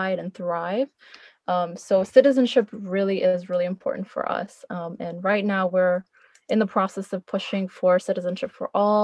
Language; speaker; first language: English; early bilingual, other home language; Korean